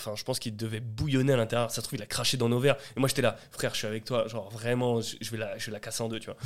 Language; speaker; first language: French; early bilingual, other home language; Portuguese